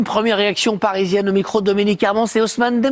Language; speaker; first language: French; native; French